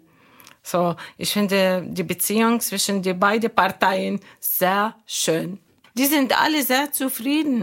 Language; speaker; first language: German; non-native, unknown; Arabic